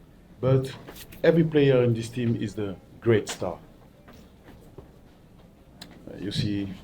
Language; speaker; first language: English; non-native, learner; French